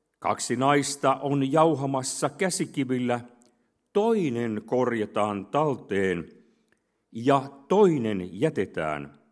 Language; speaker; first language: Finnish; native; Finnish